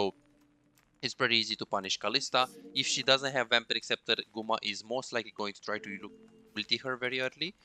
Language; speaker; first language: English; non-native, fluent; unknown